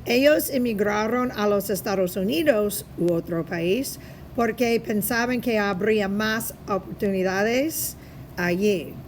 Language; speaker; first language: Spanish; non-native, fluent; English